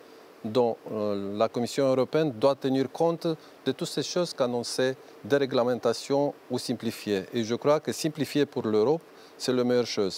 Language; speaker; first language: French; non-native, learner; Romanian